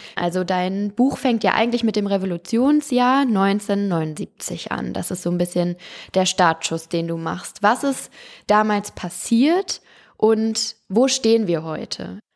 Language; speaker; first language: German; native; German